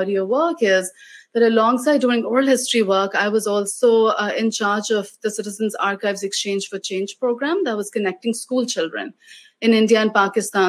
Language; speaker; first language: English; non-native, local second language; Urdu